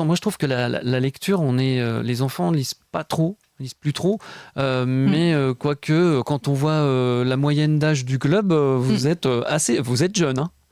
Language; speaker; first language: French; native; French